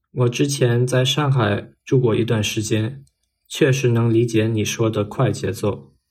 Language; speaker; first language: Chinese; non-native, fluent; German